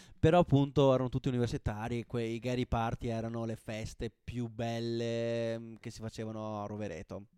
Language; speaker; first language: Italian; native; Italian